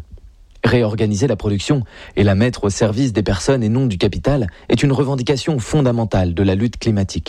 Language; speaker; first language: French; native; French